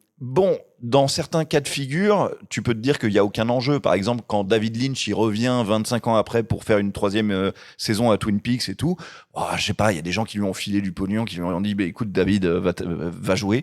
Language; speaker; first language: French; native; French